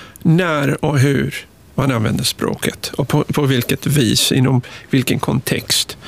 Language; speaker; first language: Swedish; non-native, fluent; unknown